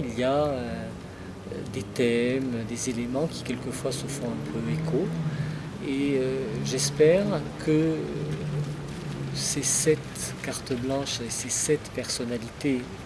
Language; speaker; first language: French; native; French